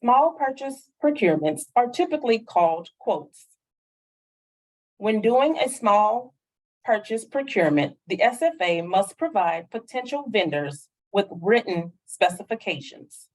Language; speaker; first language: English; native; English